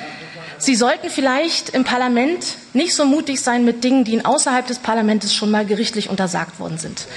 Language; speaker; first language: German; native; German